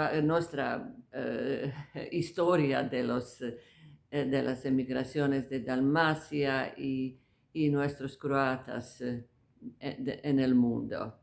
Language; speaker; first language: Spanish; non-native, fluent; Croatian